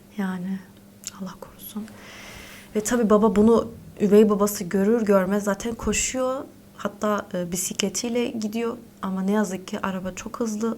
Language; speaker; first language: Turkish; early bilingual, heritage; Turkish